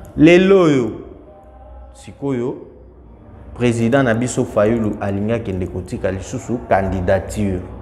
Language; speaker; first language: French; non-native, local second language; Lingala